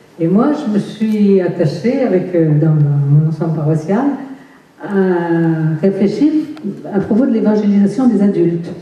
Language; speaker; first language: French; native; French